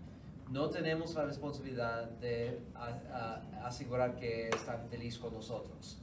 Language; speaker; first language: Spanish; non-native, fluent; English